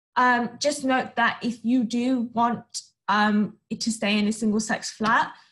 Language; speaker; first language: English; native; English